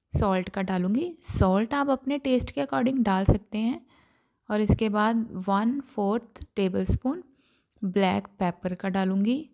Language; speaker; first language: Hindi; non-native, local second language; Punjabi